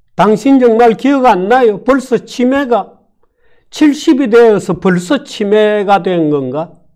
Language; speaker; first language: Korean; native; Korean